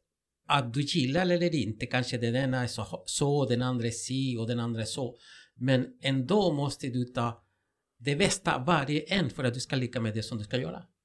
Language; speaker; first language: Swedish; non-native, fluent; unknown